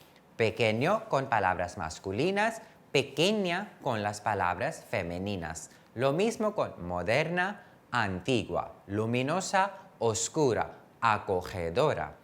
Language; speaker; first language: Spanish; non-native, fluent; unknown